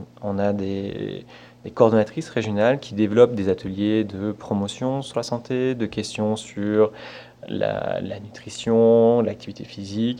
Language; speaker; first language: French; native; French